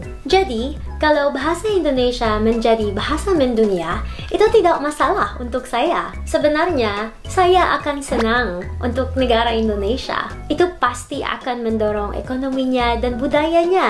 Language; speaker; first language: Indonesian; non-native, fluent; Filipino